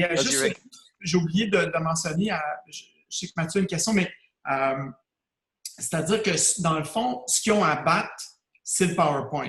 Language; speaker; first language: French; native; French